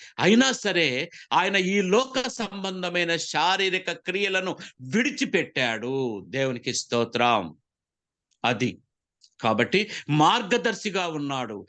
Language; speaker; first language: Telugu; non-native, local second language; Koya